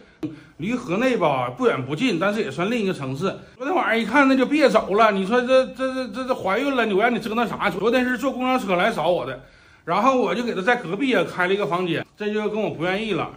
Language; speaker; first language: Chinese; native; Chinese